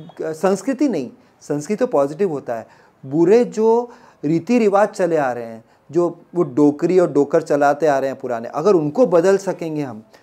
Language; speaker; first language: Hindi; native; Hindi